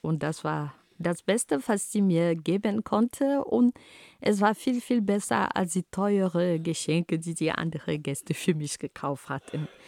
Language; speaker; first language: German; non-native, fluent; Ghomala